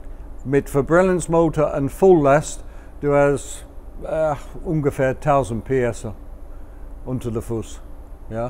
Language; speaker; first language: German; non-native, fluent; English